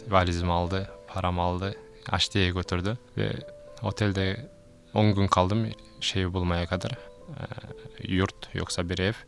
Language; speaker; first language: Turkish; non-native, learner; Kyrgyz